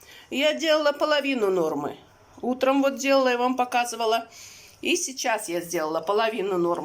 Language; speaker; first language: Russian; native; Russian